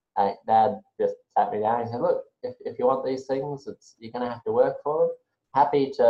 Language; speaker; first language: English; native; English